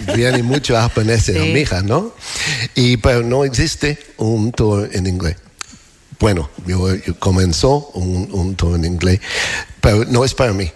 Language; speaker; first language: Spanish; non-native, learner; English